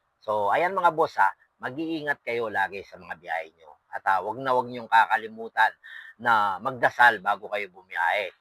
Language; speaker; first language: Filipino; non-native, local second language; Pampanga